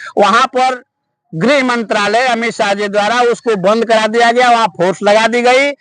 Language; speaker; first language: Hindi; native; Hindi